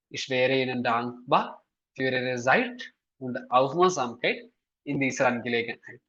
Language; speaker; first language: German; non-native, fluent; Malayalam